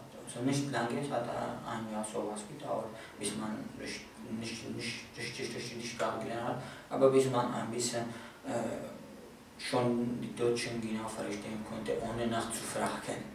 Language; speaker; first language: German; non-native, fluent; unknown